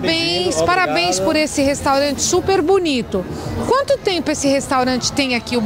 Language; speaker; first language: Portuguese; native; Portuguese